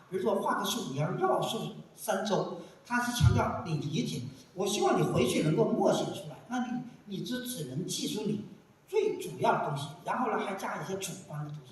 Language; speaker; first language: Chinese; native; Chinese